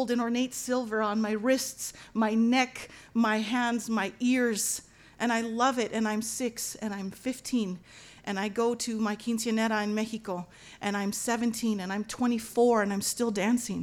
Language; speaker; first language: English; native; English